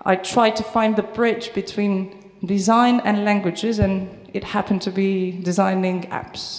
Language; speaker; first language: English; non-native, fluent; Turkish